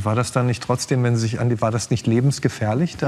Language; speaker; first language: German; native; German